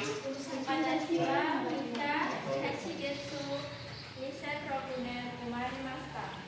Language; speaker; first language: Japanese; non-native, learner; Indonesian